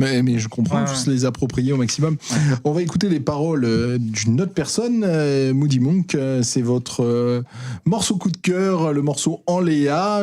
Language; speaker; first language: French; native; French